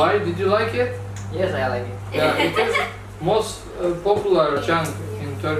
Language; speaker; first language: English; non-native, learner; Indonesian